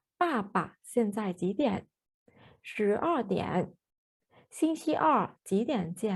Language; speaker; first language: Chinese; non-native, fluent; Thai